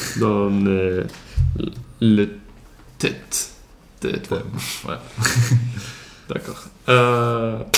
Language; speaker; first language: French; non-native, learner; Swedish